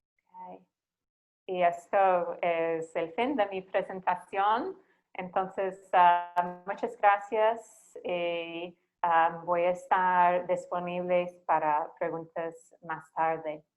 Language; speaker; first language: Spanish; non-native, fluent; English